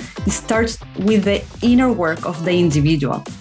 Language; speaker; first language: English; non-native, fluent; Spanish